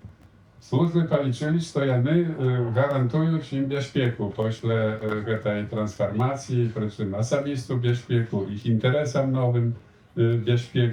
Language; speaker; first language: Polish; non-native, learner; Belarusian